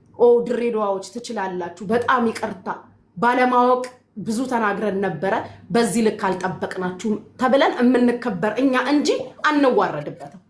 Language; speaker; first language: Amharic; native; Amharic